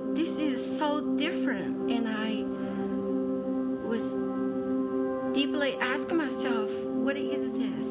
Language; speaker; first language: English; non-native, fluent; Chinese